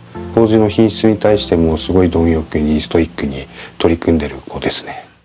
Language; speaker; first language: Japanese; native; Japanese